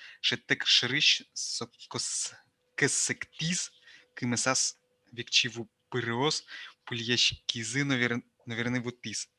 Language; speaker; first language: Russian; native; Russian